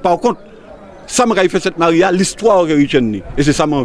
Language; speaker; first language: French; native; French